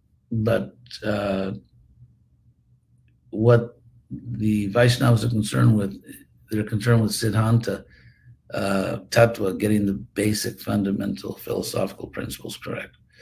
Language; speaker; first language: English; native; English